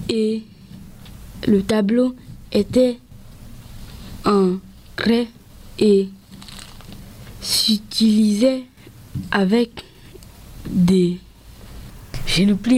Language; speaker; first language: French; non-native, learner; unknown